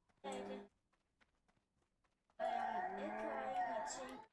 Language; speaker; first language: Danish; early bilingual, other home language; Vietnamese